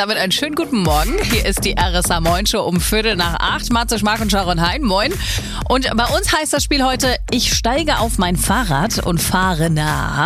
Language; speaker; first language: German; native; German